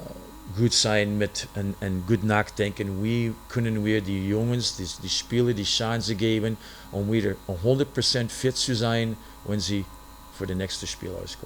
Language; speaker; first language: German; non-native, fluent; English